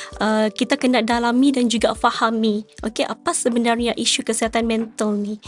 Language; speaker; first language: Malay; native; Malay